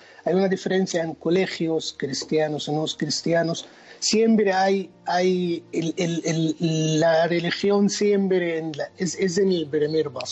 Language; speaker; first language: Spanish; non-native, fluent; Arabic